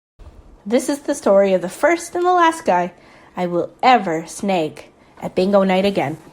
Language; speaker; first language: English; native; English